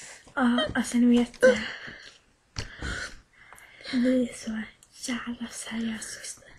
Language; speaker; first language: Swedish; native; Swedish